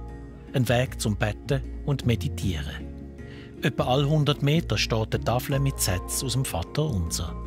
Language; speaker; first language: German; native; German